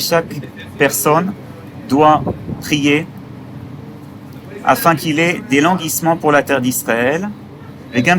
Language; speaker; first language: French; native; French